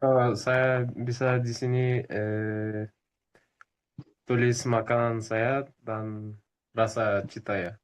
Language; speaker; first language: Indonesian; non-native, learner; Kyrgyz